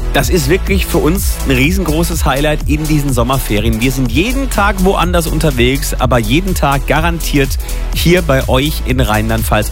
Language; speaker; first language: German; native; German